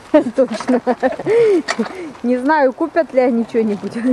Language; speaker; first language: Russian; native; Russian